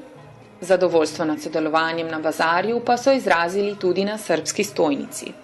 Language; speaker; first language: Slovenian; native; Slovenian